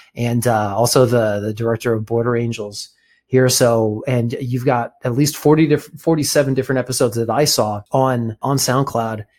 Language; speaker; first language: English; native; English